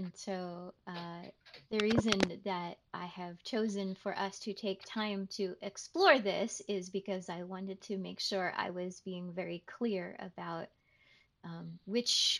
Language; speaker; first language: English; native; English